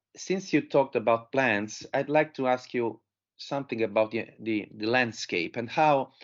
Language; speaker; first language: English; non-native, fluent; Italian